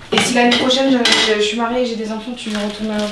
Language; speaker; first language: French; early bilingual, other home language; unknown